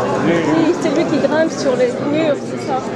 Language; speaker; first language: French; non-native, fluent; Polish